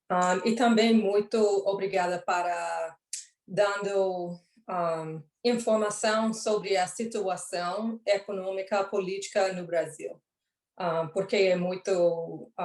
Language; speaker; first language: Portuguese; non-native, learner; English